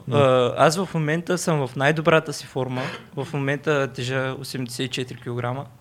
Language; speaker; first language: Bulgarian; non-native, local second language; Turkish